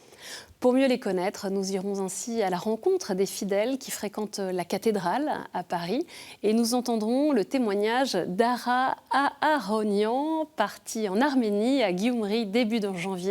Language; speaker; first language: French; native; French